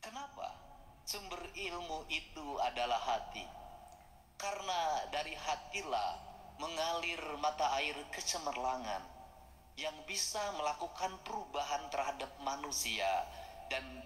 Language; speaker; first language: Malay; non-native, local second language; Sundanese